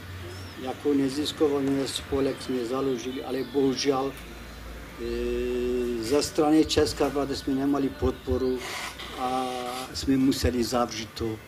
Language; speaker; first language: Czech; non-native, fluent; Kurdish